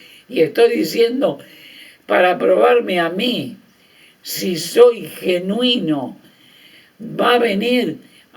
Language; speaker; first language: Spanish; native; Spanish